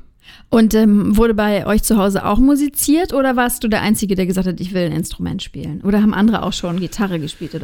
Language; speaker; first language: German; native; German